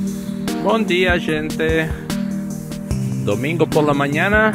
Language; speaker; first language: Spanish; non-native, fluent; Portuguese